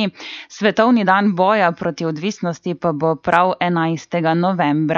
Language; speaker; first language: Slovenian; native; Slovenian